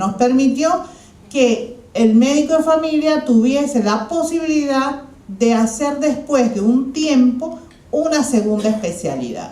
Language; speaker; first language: Spanish; native; Spanish